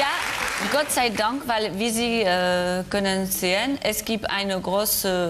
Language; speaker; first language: German; non-native, learner; French